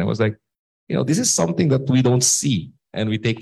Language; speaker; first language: English; non-native, local second language; Filipino